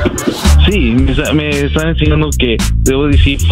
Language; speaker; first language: Spanish; non-native, learner; English